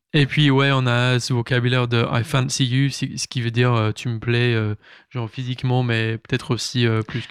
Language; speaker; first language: French; native; French